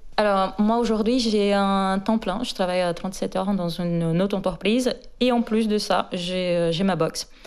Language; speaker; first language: French; non-native, fluent; Portuguese